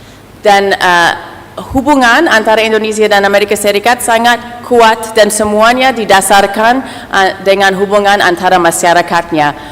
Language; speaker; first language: Indonesian; non-native, fluent; English